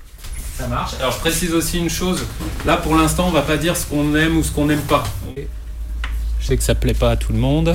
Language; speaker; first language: French; native; French